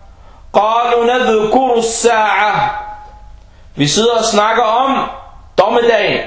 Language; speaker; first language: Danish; early bilingual, other home language; Arabic